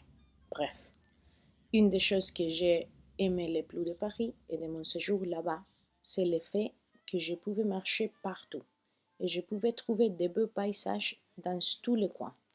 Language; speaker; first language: French; non-native, fluent; Spanish